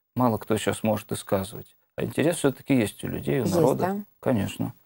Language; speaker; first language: Russian; native; Russian